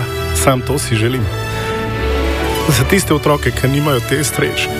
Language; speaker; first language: Slovenian; native; Slovenian